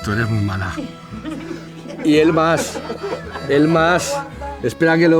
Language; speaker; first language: Spanish; native; Spanish